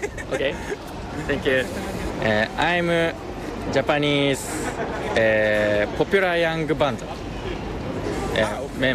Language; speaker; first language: English; non-native, learner; Japanese